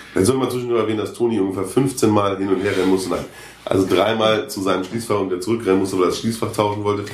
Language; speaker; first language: German; native; German